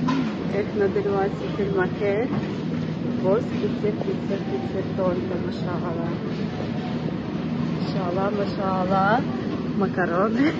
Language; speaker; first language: Arabic; non-native, learner; Russian